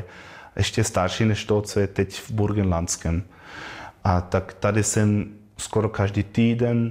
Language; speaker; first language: Czech; non-native, learner; German